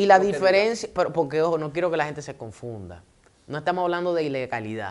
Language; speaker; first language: Spanish; native; Spanish